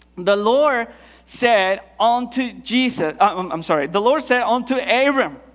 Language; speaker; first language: English; non-native, fluent; Spanish